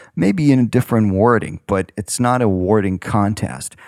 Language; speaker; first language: English; non-native, fluent; Ukrainian